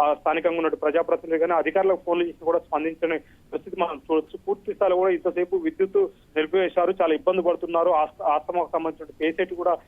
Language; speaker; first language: Telugu; native; Telugu